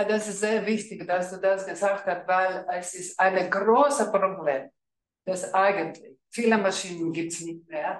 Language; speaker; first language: German; non-native, fluent; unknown